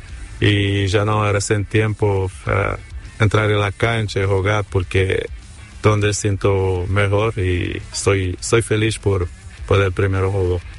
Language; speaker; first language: Spanish; non-native, learner; Portuguese